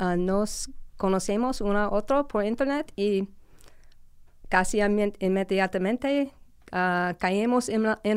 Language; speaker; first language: Spanish; non-native, fluent; English